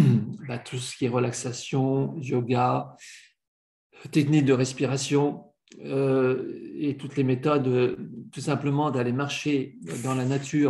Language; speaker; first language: French; native; French